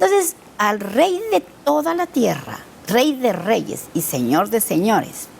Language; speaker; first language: Spanish; native; Spanish